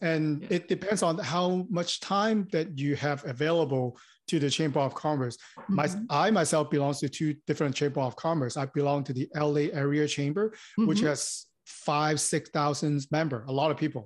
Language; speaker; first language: English; non-native, local second language; Cantonese